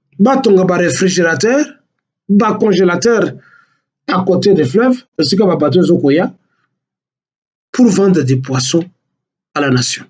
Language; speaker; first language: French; non-native, local second language; Lingala